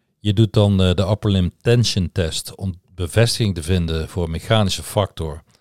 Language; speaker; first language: Dutch; native; Dutch